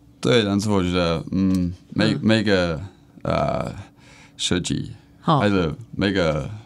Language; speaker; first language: Chinese; non-native, learner; Czech